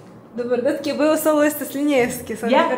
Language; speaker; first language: Spanish; non-native, fluent; Russian